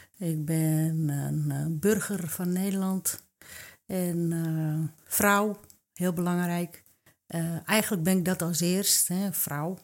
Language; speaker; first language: Dutch; early bilingual, other home language; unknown